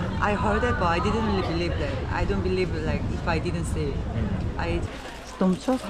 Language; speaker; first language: English; non-native, learner; Korean